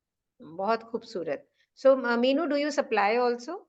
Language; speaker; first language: Hindi; native; Hindi